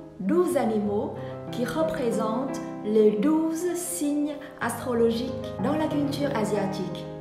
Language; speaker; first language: French; non-native, fluent; Vietnamese